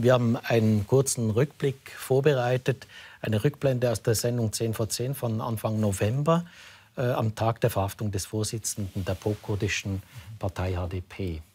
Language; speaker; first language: German; native; German